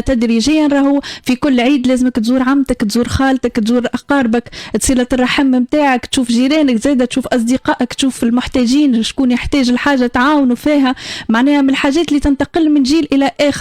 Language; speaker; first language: Arabic; native; Arabic